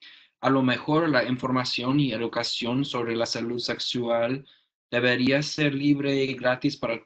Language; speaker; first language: Spanish; non-native, learner; English